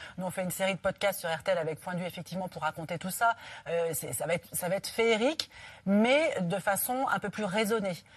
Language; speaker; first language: French; native; French